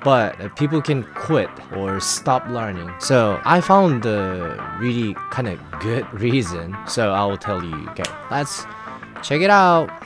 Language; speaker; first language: English; non-native, fluent; Japanese